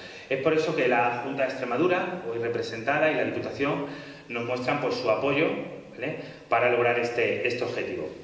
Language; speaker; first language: Spanish; native; Spanish